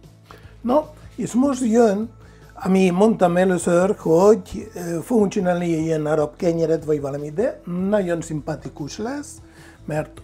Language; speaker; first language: Hungarian; non-native, fluent; Spanish